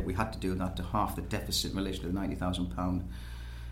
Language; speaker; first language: English; native; English